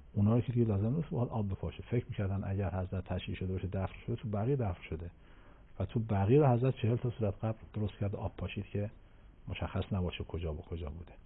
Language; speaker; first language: Persian; native; Persian